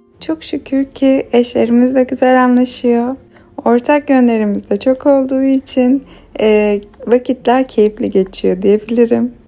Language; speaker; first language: Turkish; native; Turkish